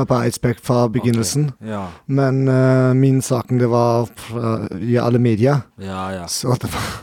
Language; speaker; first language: Norwegian; non-native, learner; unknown